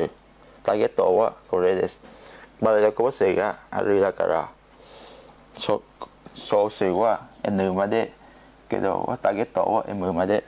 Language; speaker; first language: Japanese; non-native, learner; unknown